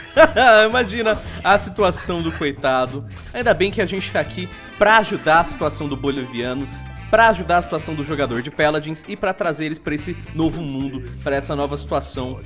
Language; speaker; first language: Portuguese; native; Portuguese